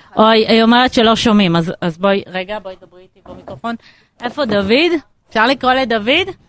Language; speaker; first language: Hebrew; native; Hebrew